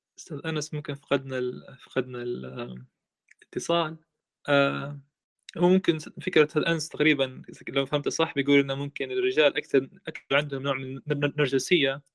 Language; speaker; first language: Arabic; native; Arabic